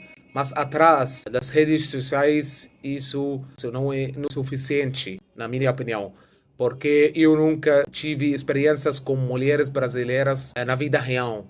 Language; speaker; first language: Portuguese; non-native, fluent; Arabic